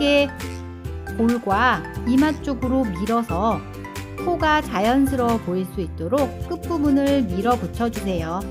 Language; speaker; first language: Korean; native; Korean